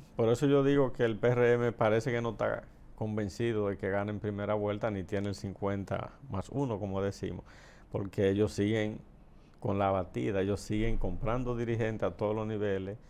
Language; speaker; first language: Spanish; native; Spanish